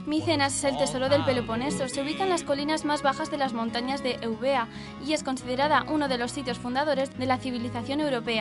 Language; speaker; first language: Spanish; native; Spanish